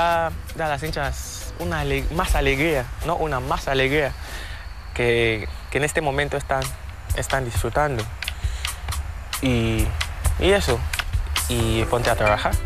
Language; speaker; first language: Spanish; non-native, fluent; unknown